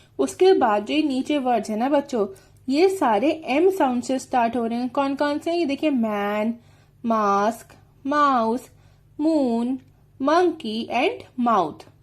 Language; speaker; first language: Hindi; native; Hindi